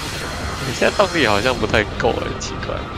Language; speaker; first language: Chinese; native; Chinese